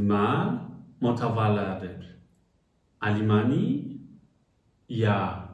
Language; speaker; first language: Persian; non-native, learner; German